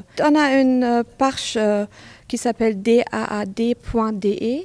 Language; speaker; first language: French; non-native, fluent; German